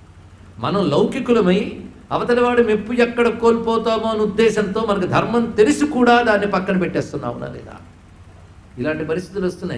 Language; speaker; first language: Telugu; native; Telugu